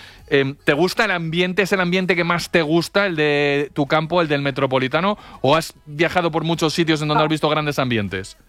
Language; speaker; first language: Spanish; native; Spanish